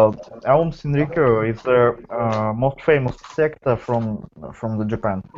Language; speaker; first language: English; non-native, fluent; Russian